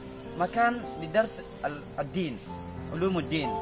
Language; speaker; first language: Arabic; non-native, learner; Indonesian